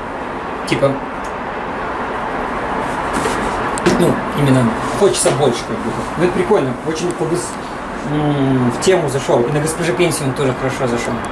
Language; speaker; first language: Russian; native; Russian